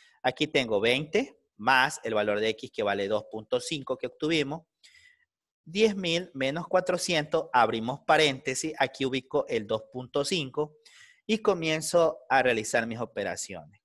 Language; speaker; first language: Spanish; native; Spanish